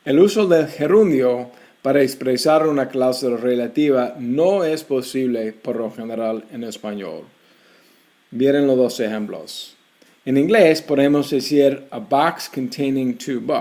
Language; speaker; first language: Spanish; non-native, fluent; English